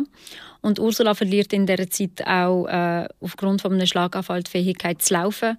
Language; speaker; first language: German; early bilingual, other home language; Albanian